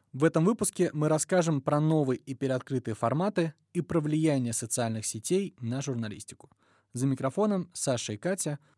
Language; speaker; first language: Russian; native; Russian